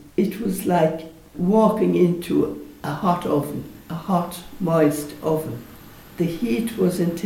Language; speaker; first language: English; native; English